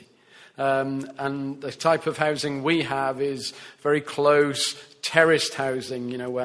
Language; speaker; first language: English; native; English